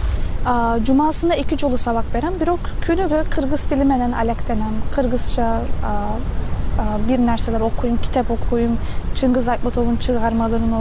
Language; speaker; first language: Kyrgyz; non-native, fluent; Turkish